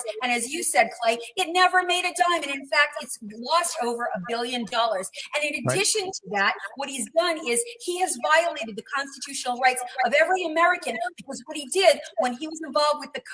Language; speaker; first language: English; native; English